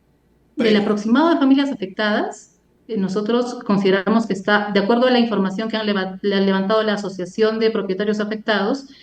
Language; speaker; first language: Spanish; native; Spanish